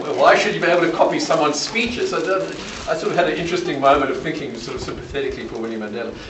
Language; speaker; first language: English; native; English